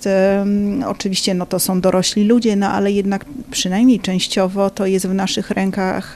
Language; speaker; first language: Polish; native; Polish